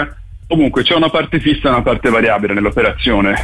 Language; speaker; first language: Italian; native; Italian